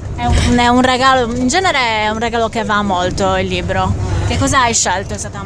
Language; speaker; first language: Italian; native; Italian